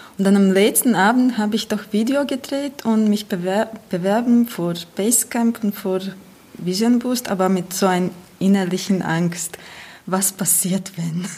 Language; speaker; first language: German; non-native, fluent; Latvian